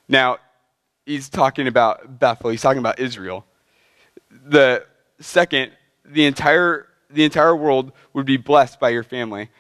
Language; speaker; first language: English; native; English